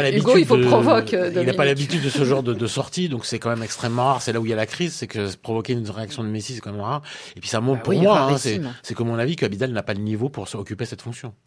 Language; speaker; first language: French; native; French